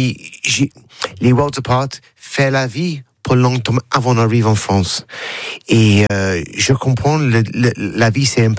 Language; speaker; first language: French; non-native, learner; English